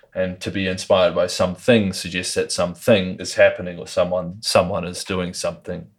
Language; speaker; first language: English; native; English